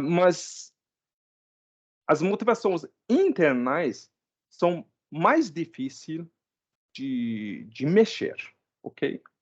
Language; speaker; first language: Portuguese; non-native, fluent; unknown